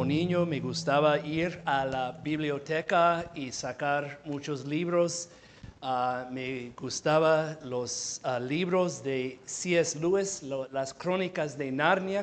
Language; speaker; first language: Spanish; non-native, fluent; English